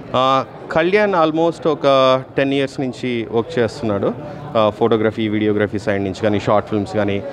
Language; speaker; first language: Telugu; native; Telugu